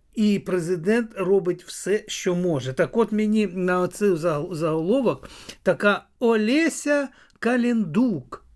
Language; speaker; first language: Ukrainian; native; Ukrainian